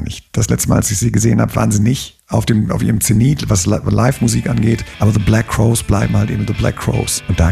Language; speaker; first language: German; native; German